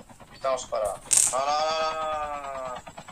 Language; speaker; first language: Italian; native; Italian